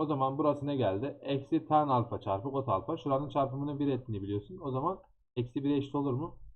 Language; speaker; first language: Turkish; native; Turkish